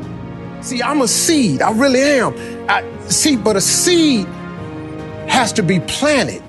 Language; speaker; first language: English; native; English